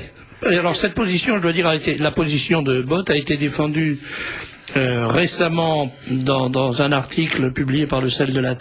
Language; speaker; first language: French; native; French